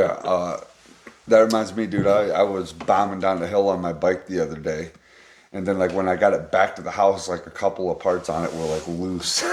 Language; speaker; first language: English; native; English